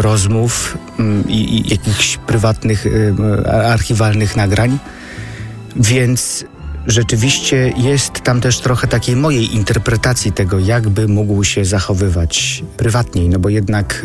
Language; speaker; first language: Polish; native; Polish